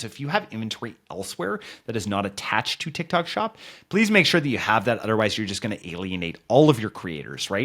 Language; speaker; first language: English; native; English